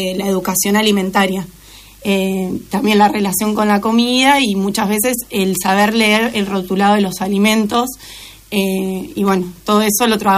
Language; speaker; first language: Spanish; native; Spanish